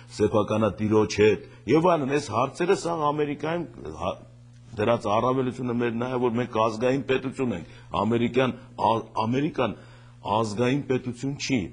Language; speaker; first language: Armenian; native; Armenian